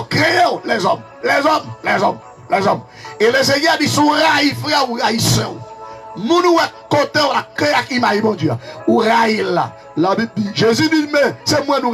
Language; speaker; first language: French; non-native, local second language; Haitian Creole